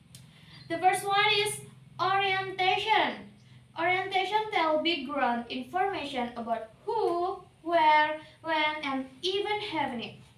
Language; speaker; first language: English; non-native, learner; Indonesian